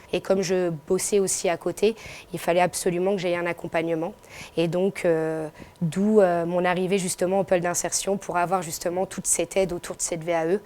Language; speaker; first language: French; native; French